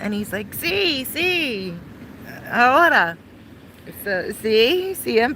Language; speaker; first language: Spanish; non-native, learner; English